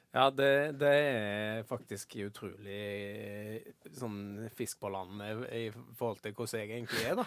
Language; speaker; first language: Norwegian; native; Norwegian